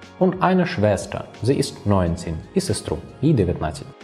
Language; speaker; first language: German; non-native, fluent; Ukrainian